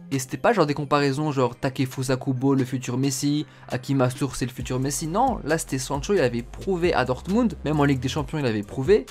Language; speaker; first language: French; native; French